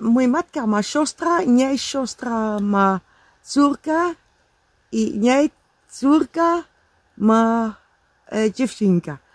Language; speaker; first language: Polish; non-native, learner; Dutch